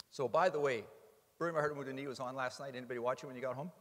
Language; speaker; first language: English; native; English